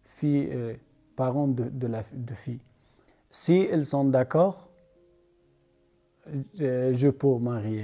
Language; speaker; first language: French; non-native, learner; Persian